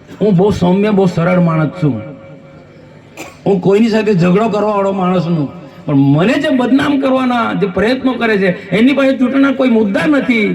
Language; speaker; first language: Gujarati; native; Gujarati